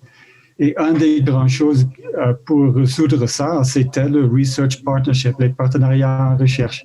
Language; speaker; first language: French; non-native, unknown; Dutch